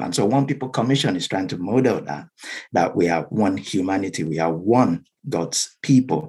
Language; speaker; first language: English; non-native, local second language; Yoruba